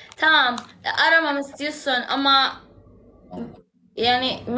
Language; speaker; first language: Turkish; non-native, learner; Arabic